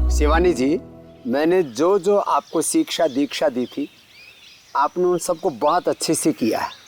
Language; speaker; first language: Hindi; native; Hindi